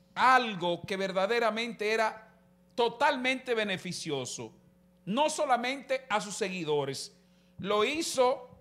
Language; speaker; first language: Spanish; native; Spanish